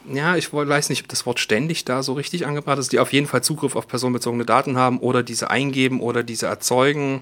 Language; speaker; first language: German; native; German